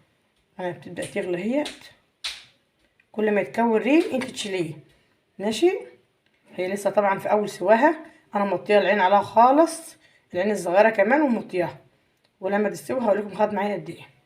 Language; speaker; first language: Arabic; native; Arabic